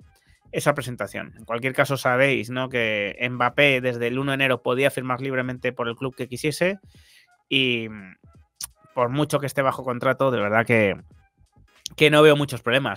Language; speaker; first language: Spanish; native; Spanish